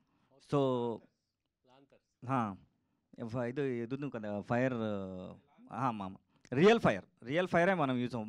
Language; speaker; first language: Telugu; non-native, learner; Kannada